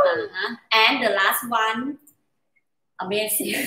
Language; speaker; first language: English; non-native, learner; Thai